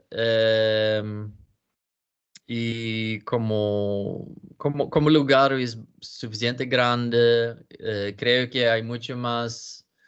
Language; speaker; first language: Spanish; non-native, learner; Swedish